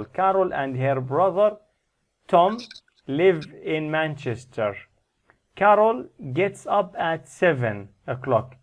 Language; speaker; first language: English; non-native, fluent; Arabic